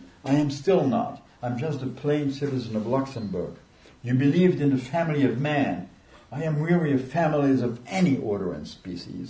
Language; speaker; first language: English; non-native, fluent; Luxembourgish